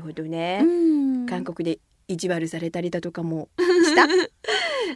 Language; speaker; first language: Japanese; native; Japanese